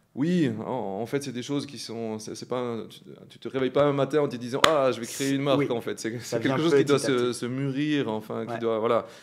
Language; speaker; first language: French; native; French